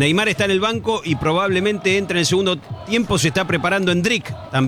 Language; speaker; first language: Spanish; native; Spanish